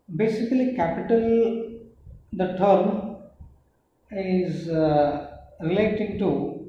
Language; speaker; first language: English; non-native, local second language; Kannada